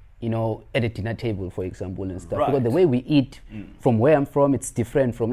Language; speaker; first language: English; non-native, local second language; Xhosa